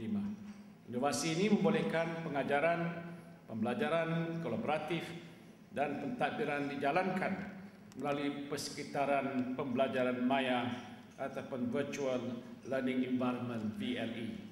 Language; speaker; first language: Malay; native; Malay